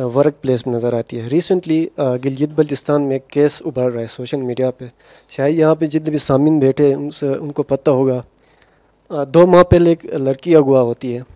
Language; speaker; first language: Urdu; non-native, local second language; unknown